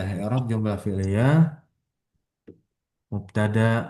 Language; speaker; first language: Arabic; non-native, fluent; Indonesian